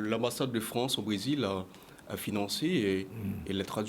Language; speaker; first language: French; non-native, local second language; Haitian Creole